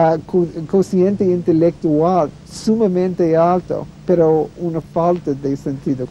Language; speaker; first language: Spanish; non-native, fluent; English